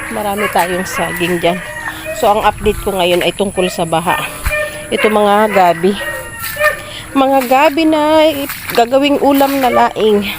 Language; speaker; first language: Filipino; non-native, local second language; Bikol